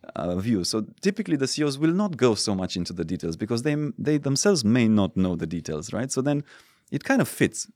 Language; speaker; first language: English; non-native, fluent; Romanian